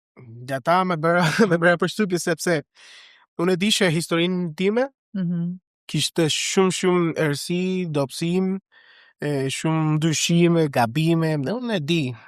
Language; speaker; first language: Albanian; non-native, learner; Spanish